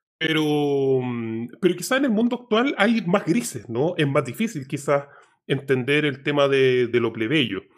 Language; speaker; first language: Spanish; native; Spanish